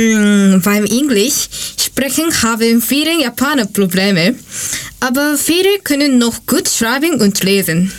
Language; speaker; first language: German; non-native, fluent; Japanese